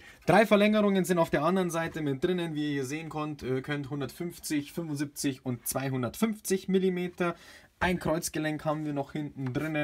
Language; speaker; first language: German; native; German